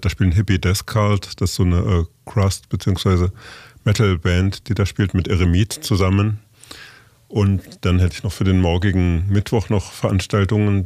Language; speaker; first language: German; native; German